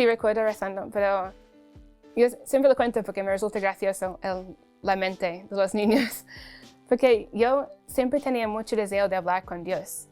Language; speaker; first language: Spanish; non-native, fluent; English